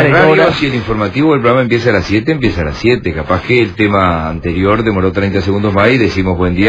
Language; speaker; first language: Spanish; native; Spanish